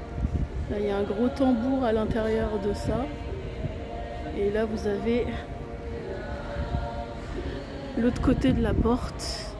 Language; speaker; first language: French; native; French